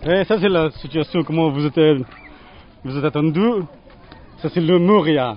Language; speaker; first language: French; non-native, learner; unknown